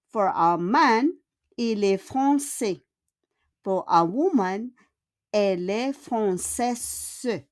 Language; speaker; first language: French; non-native, fluent; Filipino